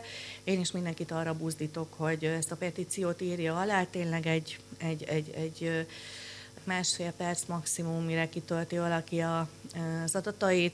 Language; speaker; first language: Hungarian; native; Hungarian